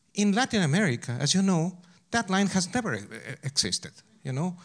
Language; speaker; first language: English; non-native, fluent; Spanish